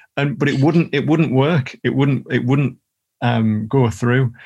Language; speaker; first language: English; native; English